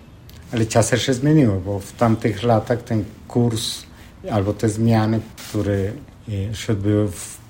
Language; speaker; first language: Polish; non-native, fluent; Spanish